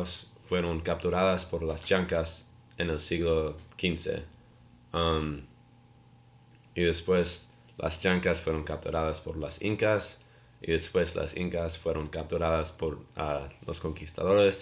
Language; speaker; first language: Spanish; non-native, learner; English